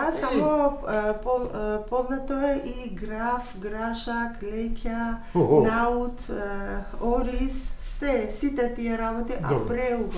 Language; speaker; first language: Macedonian; non-native, fluent; Armenian